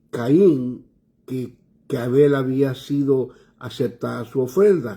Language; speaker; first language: Spanish; native; Spanish